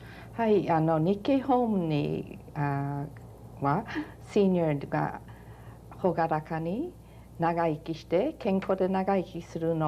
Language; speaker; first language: Japanese; early bilingual, heritage; Japanese